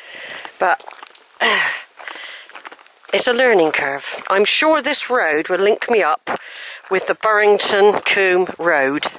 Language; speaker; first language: English; native; English